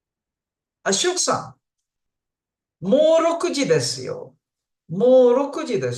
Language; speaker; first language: Japanese; non-native, fluent; Tamil